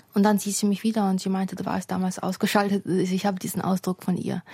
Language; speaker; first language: German; non-native, fluent; Russian